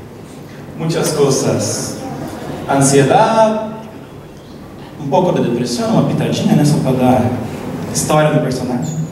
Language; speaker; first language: Spanish; non-native, local second language; Portuguese